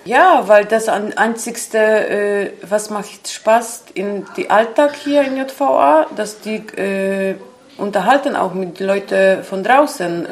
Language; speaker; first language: German; non-native, learner; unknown